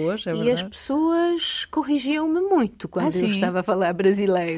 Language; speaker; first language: Portuguese; early bilingual, other home language; Polish